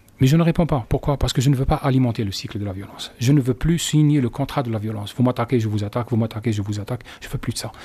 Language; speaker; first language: French; non-native, local second language; Arabic